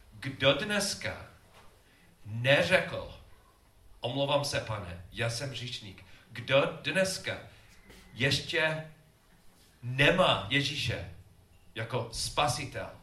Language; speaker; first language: Czech; non-native, learner; English